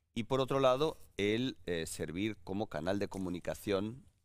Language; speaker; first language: Spanish; native; Spanish